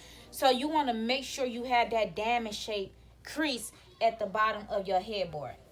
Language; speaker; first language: English; native; English